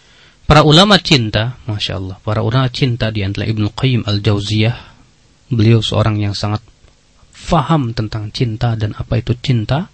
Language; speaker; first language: Indonesian; native; Indonesian